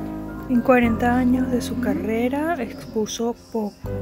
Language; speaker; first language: Spanish; native; Spanish